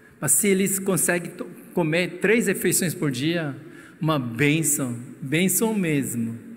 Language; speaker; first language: Portuguese; non-native, fluent; Korean